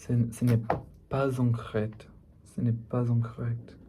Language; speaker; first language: French; non-native, learner; English